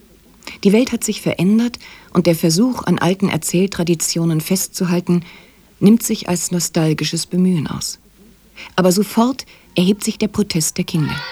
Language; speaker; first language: German; native; German